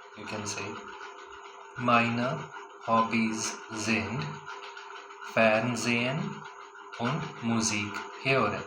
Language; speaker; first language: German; non-native, fluent; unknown